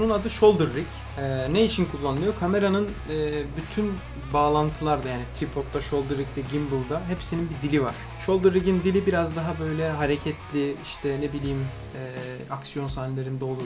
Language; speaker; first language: Turkish; native; Turkish